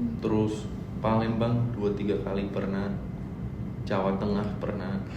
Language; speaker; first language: Indonesian; non-native, fluent; English